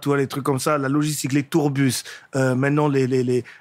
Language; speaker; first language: French; native; French